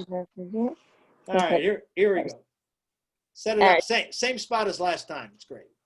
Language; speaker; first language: English; native; English